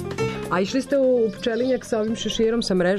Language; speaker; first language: Serbian; native; Serbian